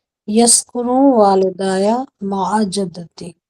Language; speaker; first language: Arabic; non-native, learner; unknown